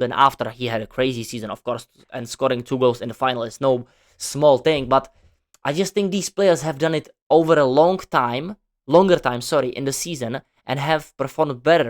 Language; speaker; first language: English; non-native, fluent; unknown